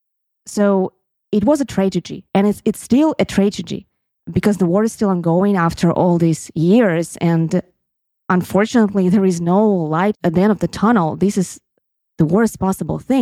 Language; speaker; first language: English; non-native, fluent; Russian